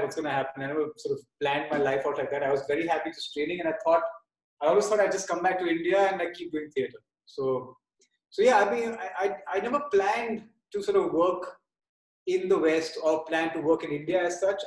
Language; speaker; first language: English; non-native, local second language; Bangla